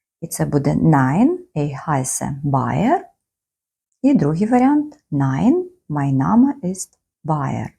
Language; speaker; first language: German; non-native, fluent; Ukrainian